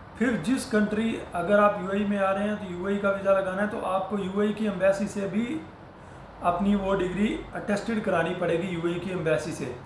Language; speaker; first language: Urdu; non-native, local second language; Punjabi